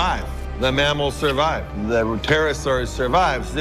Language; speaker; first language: English; native; English